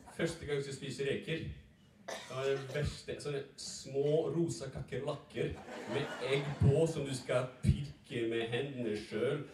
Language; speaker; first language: Norwegian; early bilingual, other home language; Serbian